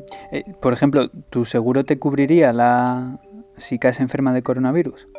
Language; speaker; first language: Spanish; native; Spanish